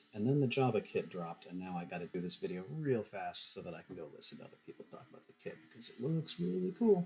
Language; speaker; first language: English; native; English